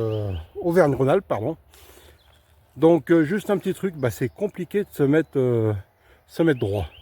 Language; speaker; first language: French; native; French